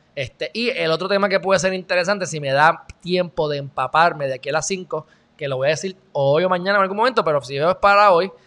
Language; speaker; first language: Spanish; native; Spanish